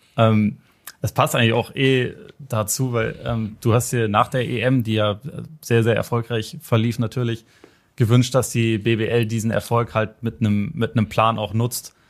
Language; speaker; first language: German; native; German